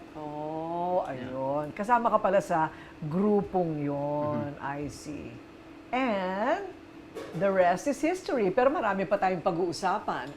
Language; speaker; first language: Filipino; native; Filipino